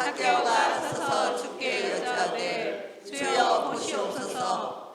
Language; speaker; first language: Korean; native; Korean